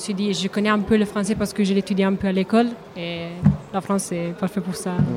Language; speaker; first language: French; non-native, learner; Italian